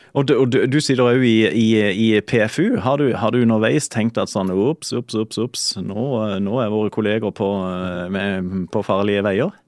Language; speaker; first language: Norwegian; native; Norwegian